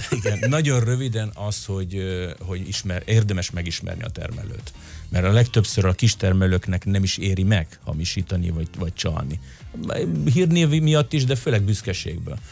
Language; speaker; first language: Hungarian; early bilingual, other home language; Italian